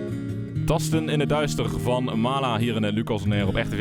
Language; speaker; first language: Dutch; native; Dutch